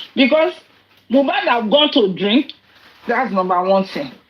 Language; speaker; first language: English; non-native, local second language; Yoruba